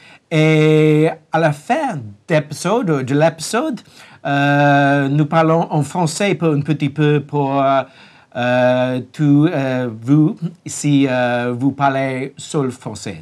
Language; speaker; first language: French; non-native, learner; English